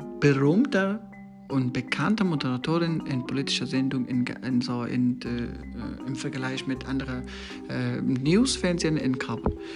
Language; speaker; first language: German; non-native, learner; Persian